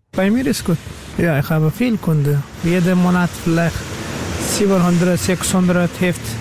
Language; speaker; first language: German; non-native, learner; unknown